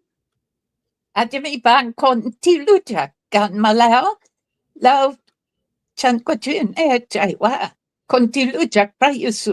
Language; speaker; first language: Thai; non-native, fluent; English